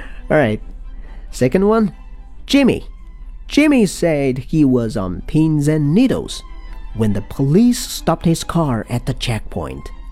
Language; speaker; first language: English; non-native, fluent; Chinese